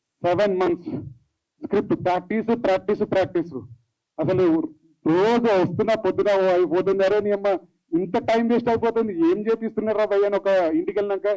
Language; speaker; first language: Telugu; native; Telugu